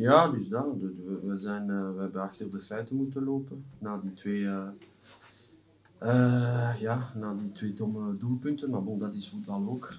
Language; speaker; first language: Dutch; non-native, local second language; French